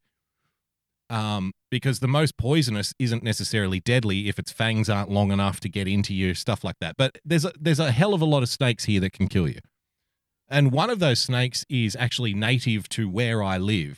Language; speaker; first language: English; native; English